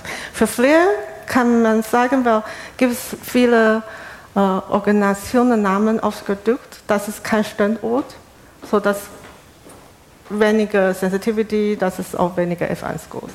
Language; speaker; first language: German; non-native, fluent; Chinese